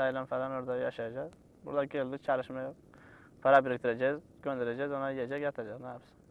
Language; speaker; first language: Turkish; non-native, learner; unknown